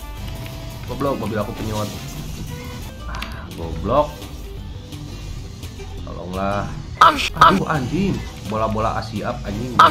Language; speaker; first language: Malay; non-native, local second language; Sundanese